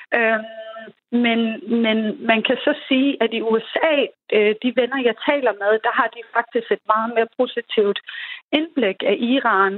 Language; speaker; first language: Danish; early bilingual, other home language; Persian